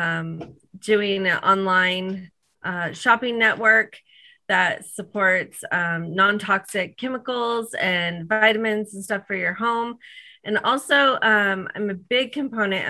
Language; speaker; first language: English; native; English